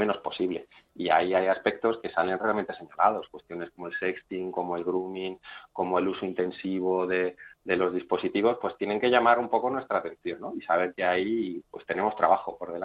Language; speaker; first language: Spanish; native; Spanish